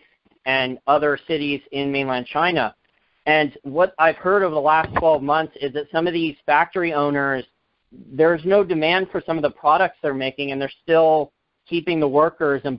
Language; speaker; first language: English; native; English